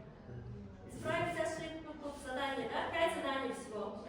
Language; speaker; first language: Russian; non-native, local second language; Kyrgyz